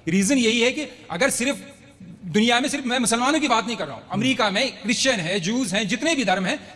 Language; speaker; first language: Hindi; non-native, local second language; Kashmiri